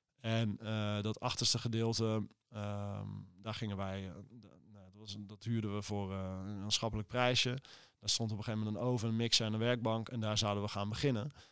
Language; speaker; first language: Dutch; native; Dutch